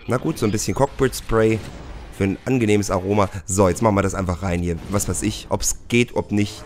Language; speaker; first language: German; native; German